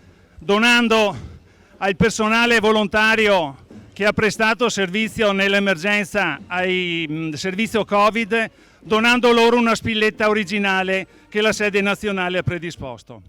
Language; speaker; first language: Italian; native; Italian